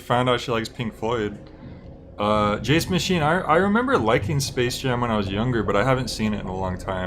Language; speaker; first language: English; native; English